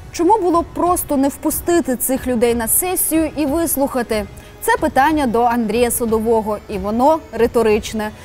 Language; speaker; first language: Ukrainian; native; Ukrainian